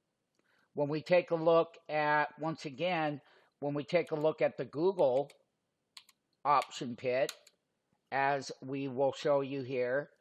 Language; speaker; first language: English; native; English